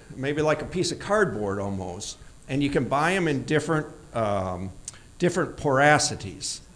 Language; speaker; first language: English; native; English